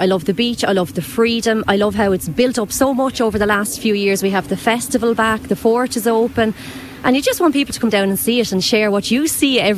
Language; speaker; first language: English; native; English